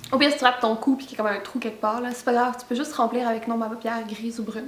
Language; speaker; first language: French; native; French